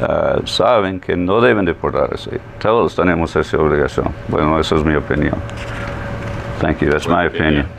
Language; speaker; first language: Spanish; non-native, fluent; English